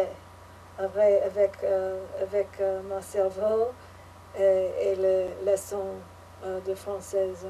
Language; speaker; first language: French; non-native, learner; English